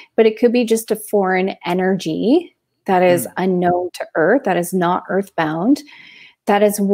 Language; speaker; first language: English; native; English